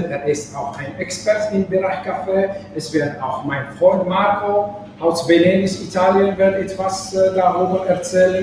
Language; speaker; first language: German; non-native, fluent; Arabic